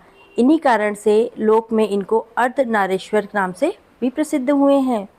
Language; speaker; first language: Hindi; native; Hindi